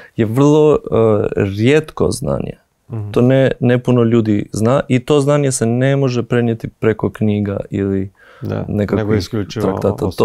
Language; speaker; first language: Croatian; non-native, fluent; Albanian